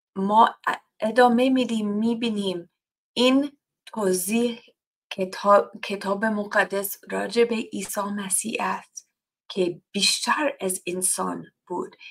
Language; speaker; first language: Persian; non-native, fluent; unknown